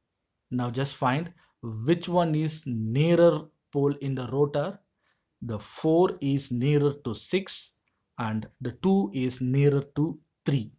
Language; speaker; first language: English; non-native, local second language; Tamil